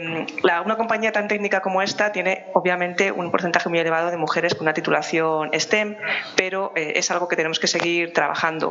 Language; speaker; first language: Spanish; native; Spanish